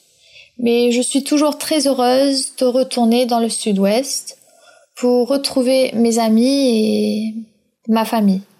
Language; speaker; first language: French; early bilingual, other home language; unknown